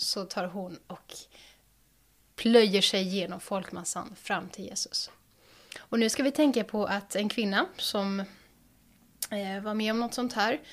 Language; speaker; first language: Swedish; native; Swedish